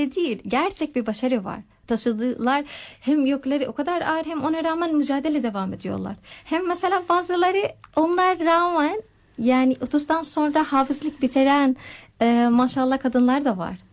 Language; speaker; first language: Turkish; non-native, learner; Arabic